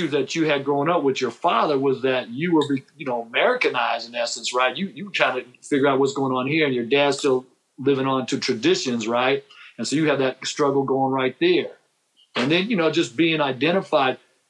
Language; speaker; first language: English; native; English